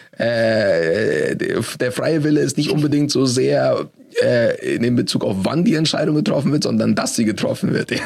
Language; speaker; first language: German; early bilingual, heritage; German